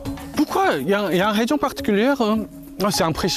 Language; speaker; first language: French; non-native, learner; Korean